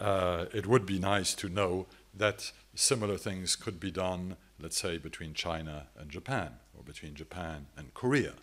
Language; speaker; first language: English; non-native, fluent; French